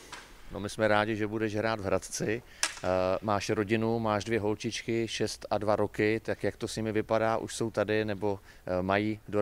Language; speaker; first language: Czech; native; Czech